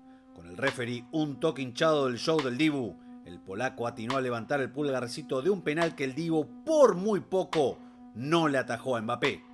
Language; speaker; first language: Spanish; native; Spanish